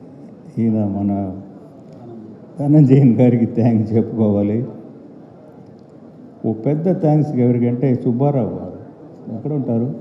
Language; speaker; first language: Telugu; non-native, learner; Tamil